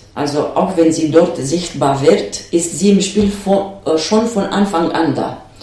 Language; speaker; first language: German; non-native, fluent; Romanian